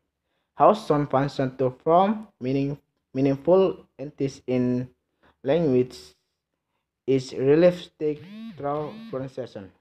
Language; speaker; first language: English; non-native, learner; Indonesian